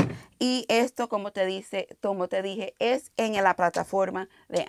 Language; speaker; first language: Spanish; non-native, learner; English